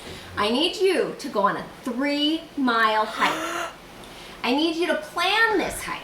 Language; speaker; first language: English; native; English